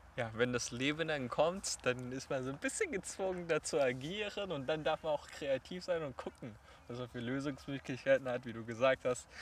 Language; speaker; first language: German; non-native, fluent; Chinese